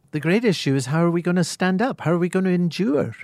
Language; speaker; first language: English; native; English